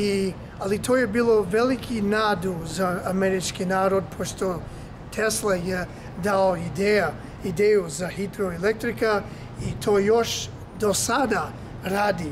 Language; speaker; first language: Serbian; early bilingual, heritage; English